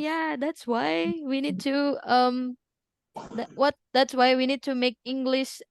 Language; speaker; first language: English; non-native, fluent; Indonesian